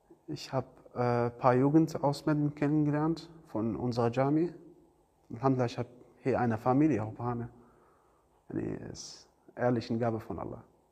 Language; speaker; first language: German; non-native, fluent; Arabic